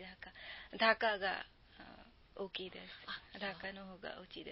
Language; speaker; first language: Japanese; non-native, learner; Bangla